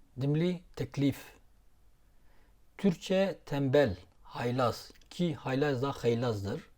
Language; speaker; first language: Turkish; non-native, local second language; Zaza